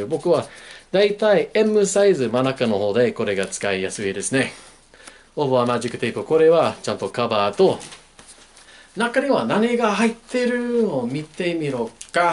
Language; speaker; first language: Japanese; non-native, learner; English